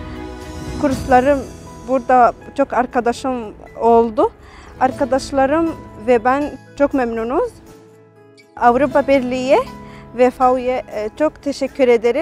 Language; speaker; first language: Turkish; non-native, learner; Arabic